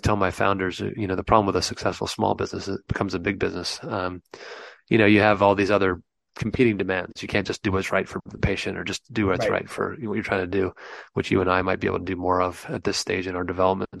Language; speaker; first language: English; native; English